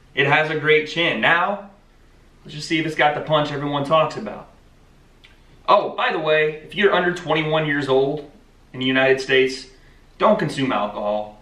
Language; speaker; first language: English; native; English